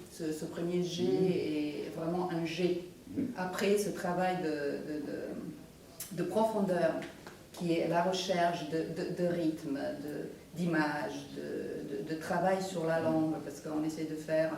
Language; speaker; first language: French; non-native, fluent; Croatian